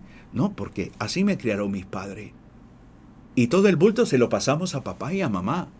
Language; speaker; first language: Spanish; native; Spanish